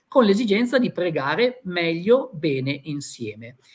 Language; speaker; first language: Italian; native; Italian